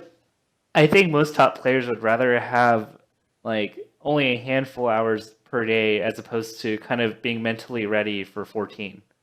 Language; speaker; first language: English; native; English